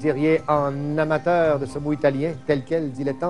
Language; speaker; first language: French; native; French